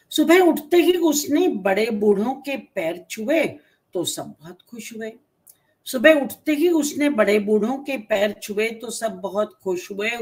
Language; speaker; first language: Hindi; native; Hindi